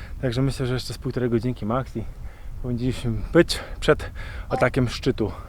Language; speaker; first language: Polish; native; Polish